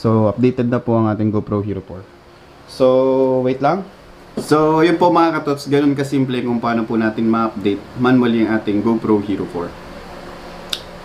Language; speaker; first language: Filipino; native; Filipino